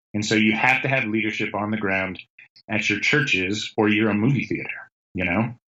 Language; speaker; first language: English; native; English